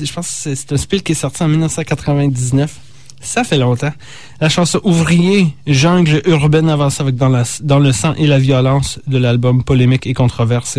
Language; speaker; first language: French; native; French